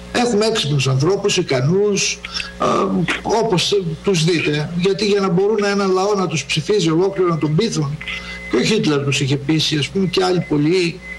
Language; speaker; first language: Greek; native; Greek